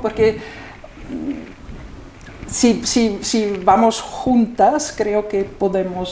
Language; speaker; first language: Spanish; non-native, fluent; German